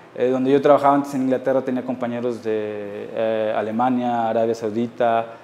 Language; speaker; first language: Spanish; native; Spanish